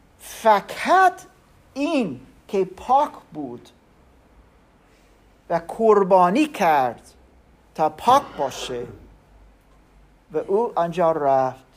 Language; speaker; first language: Persian; non-native, learner; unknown